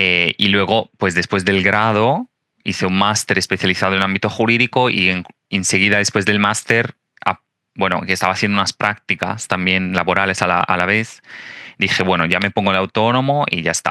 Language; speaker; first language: Spanish; non-native, fluent; Italian